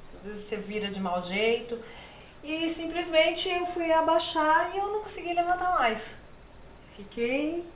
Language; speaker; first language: Portuguese; native; Portuguese